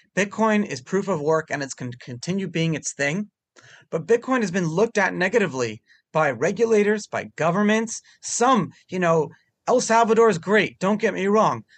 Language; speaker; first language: English; early bilingual, other home language; Hebrew